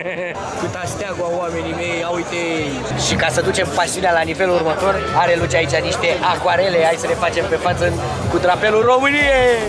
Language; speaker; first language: Romanian; native; Romanian